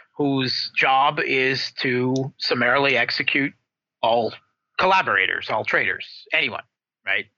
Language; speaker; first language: English; native; English